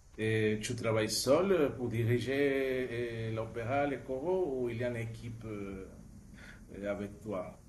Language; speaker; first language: French; non-native, fluent; Spanish